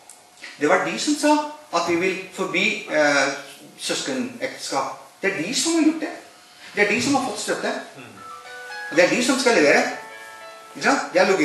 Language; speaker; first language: Norwegian; non-native, fluent; Urdu